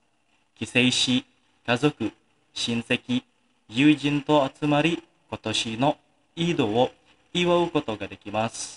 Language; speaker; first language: Japanese; non-native, fluent; Indonesian